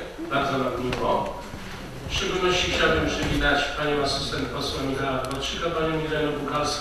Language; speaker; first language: Polish; native; Polish